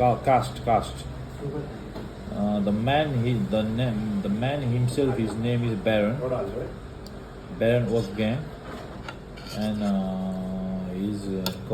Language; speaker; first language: English; non-native, fluent; Nepali